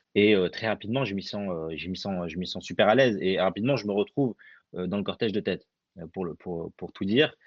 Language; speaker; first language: French; early bilingual, other home language; Arabic